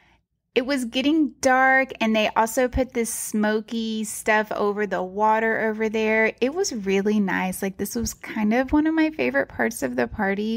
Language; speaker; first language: English; native; English